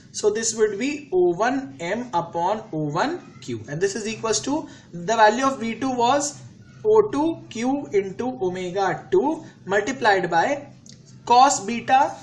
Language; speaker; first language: English; non-native, local second language; Hindi